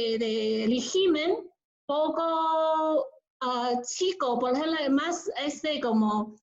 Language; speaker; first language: Spanish; non-native, learner; Chinese